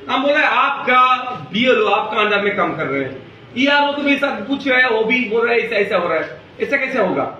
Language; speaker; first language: Hindi; non-native, local second language; Bangla